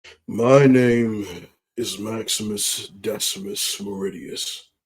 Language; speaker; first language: English; native; English